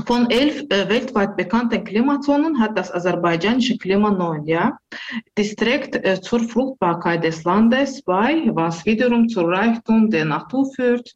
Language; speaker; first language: German; non-native, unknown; Azerbaijani